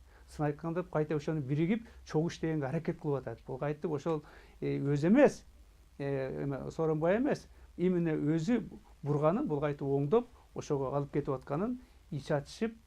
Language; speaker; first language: Kyrgyz; native; Kyrgyz